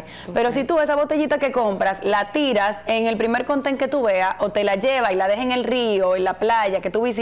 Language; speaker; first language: Spanish; native; Spanish